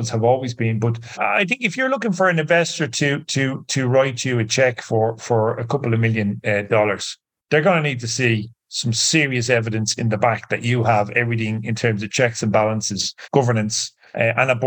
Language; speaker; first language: English; native; English